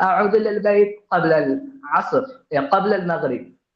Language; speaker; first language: Arabic; non-native, learner; Bangla